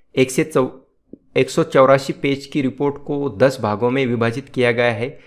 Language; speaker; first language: Hindi; non-native, local second language; Marathi